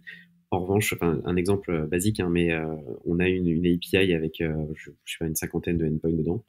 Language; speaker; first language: French; native; French